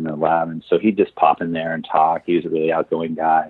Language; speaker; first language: English; native; English